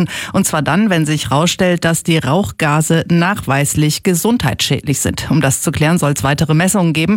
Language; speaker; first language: German; native; German